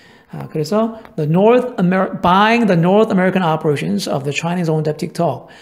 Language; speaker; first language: English; non-native, fluent; Korean